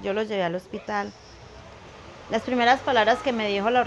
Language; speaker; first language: Spanish; native; Spanish